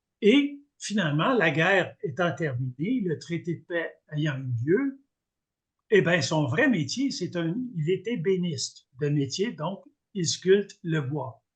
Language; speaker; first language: French; native; French